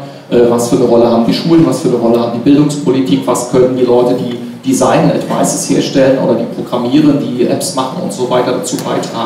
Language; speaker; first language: German; native; German